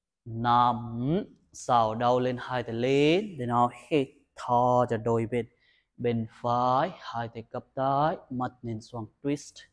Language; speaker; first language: Vietnamese; non-native, learner; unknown